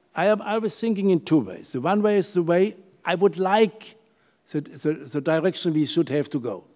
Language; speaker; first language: English; non-native, fluent; German